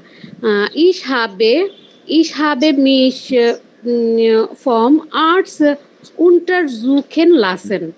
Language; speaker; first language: German; non-native, learner; Bangla